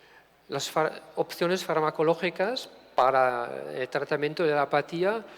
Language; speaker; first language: Spanish; non-native, fluent; German